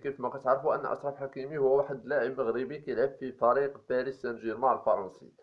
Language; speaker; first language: Arabic; native; Arabic